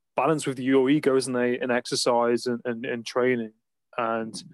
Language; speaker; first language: English; native; English